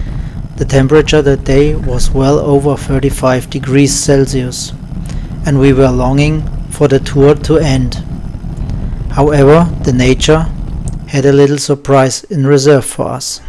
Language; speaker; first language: English; non-native, learner; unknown